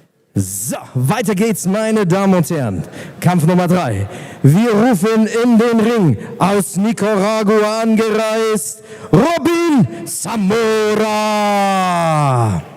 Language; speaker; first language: German; native; German